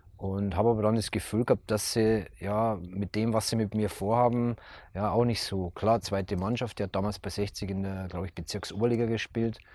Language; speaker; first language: German; native; German